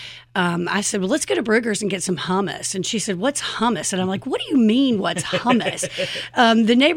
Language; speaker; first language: English; native; English